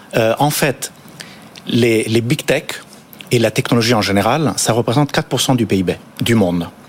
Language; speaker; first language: French; non-native, fluent; Italian